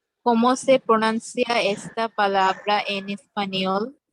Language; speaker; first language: Spanish; non-native, learner; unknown